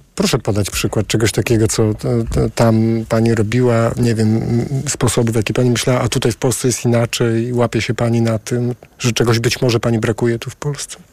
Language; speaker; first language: Polish; native; Polish